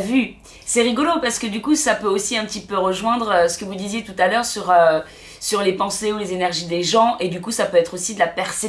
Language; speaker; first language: French; native; French